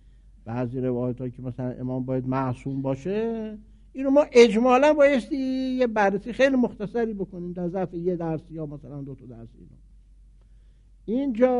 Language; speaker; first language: Persian; native; Persian